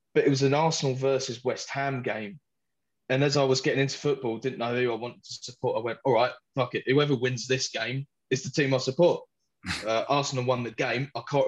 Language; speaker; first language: English; native; English